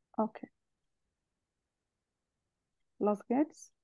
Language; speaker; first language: German; non-native, fluent; Bangla